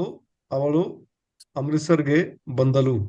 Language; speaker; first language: Kannada; non-native, learner; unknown